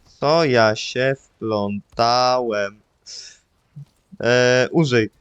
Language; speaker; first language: Polish; native; Polish